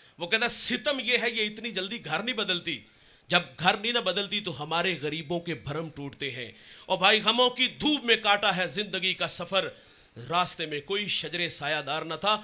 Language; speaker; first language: Urdu; non-native, local second language; Punjabi